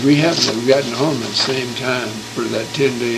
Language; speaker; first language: English; native; English